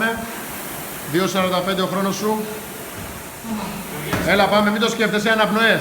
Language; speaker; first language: Greek; native; Greek